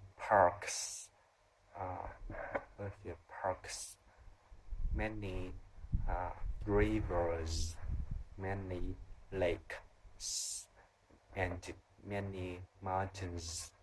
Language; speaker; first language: English; non-native, learner; Vietnamese